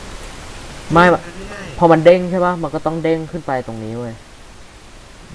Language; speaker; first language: Thai; native; Thai